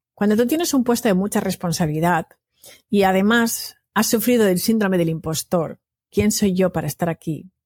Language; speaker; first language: Spanish; native; Spanish